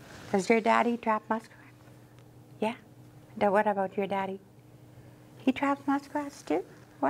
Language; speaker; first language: English; non-native, local second language; French